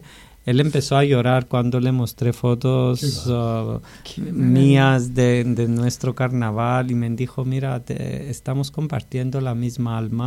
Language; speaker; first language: Spanish; non-native, fluent; Greek